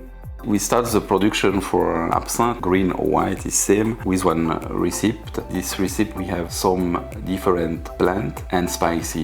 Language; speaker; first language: English; non-native, learner; French